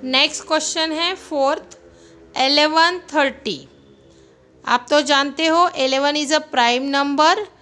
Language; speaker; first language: Hindi; non-native, local second language; Marathi